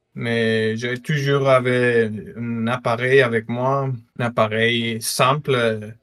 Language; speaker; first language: French; non-native, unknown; Spanish